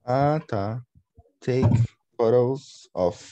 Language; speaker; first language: English; non-native, learner; Portuguese